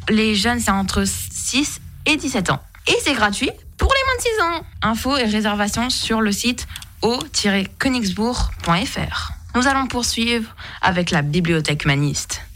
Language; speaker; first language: French; native; French